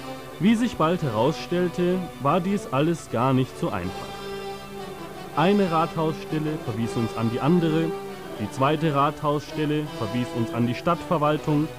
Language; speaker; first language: German; native; German